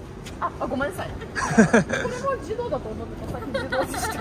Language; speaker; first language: Japanese; non-native, fluent; Italian